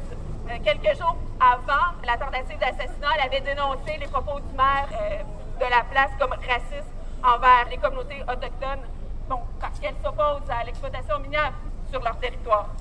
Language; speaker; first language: French; native; French